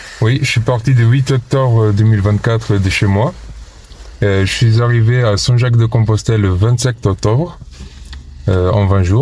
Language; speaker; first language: French; non-native, fluent; Portuguese